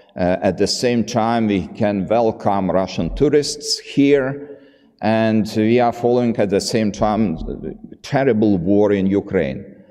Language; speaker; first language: English; non-native, fluent; Lithuanian